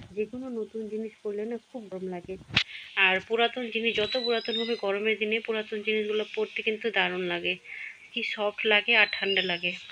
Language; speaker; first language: Bangla; non-native, local second language; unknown